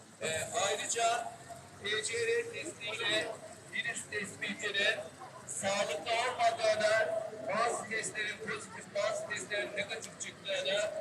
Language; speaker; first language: Turkish; native; Turkish